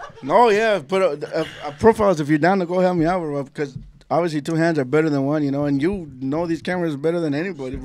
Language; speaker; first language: English; early bilingual, other home language; Spanish